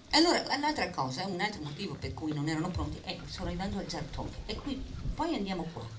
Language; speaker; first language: Italian; non-native, fluent; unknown